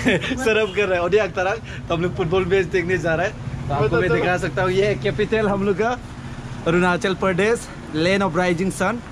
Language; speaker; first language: Hindi; non-native, local second language; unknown